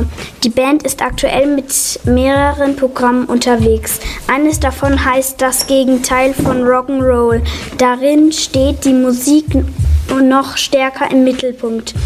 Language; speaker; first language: German; native; German